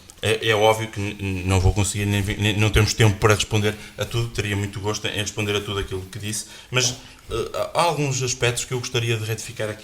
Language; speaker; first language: Portuguese; native; Portuguese